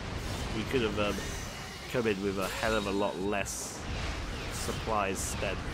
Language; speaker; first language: English; native; English